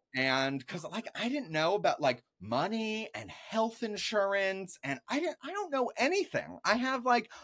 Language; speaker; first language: English; native; English